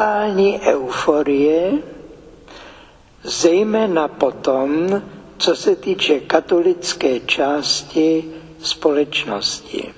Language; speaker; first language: Czech; native; Czech